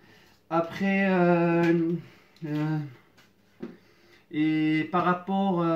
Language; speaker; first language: French; non-native, fluent; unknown